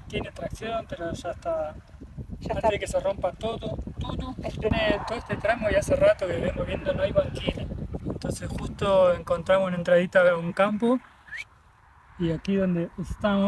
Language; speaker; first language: Spanish; native; Spanish